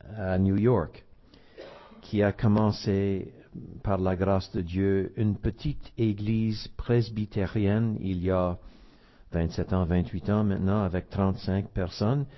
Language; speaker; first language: French; non-native, local second language; English